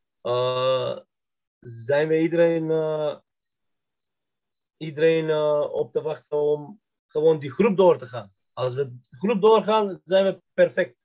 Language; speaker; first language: Dutch; non-native, fluent; Macedonian